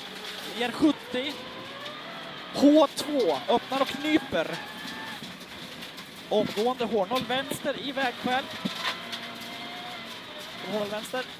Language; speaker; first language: Swedish; native; Swedish